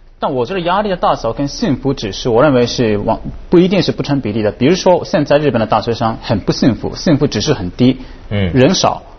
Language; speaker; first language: Chinese; non-native, fluent; Japanese